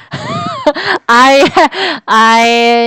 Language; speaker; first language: English; non-native, learner; Korean